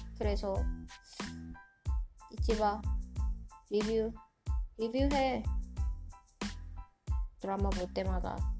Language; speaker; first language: Korean; non-native, learner; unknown